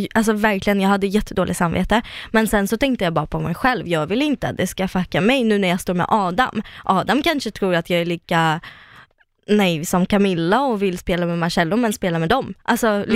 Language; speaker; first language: Swedish; non-native, fluent; Russian